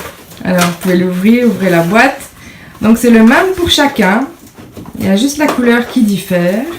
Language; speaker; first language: French; native; French